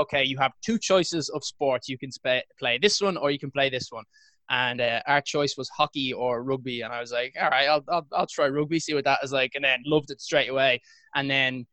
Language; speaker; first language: English; native; English